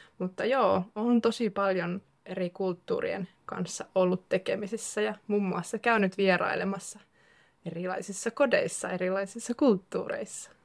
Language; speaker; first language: Finnish; native; Finnish